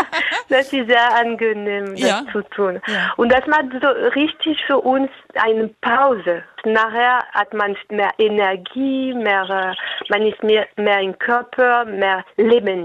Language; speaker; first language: German; non-native, fluent; French